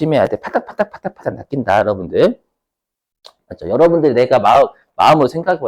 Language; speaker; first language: Korean; native; Korean